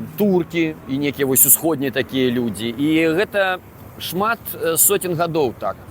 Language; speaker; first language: Belarusian; native; Belarusian